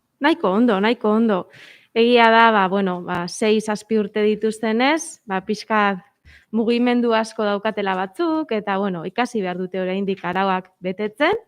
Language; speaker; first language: Basque; non-native, local second language; Spanish